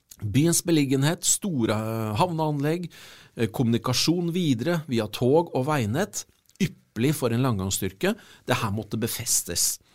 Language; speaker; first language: Norwegian; native; Norwegian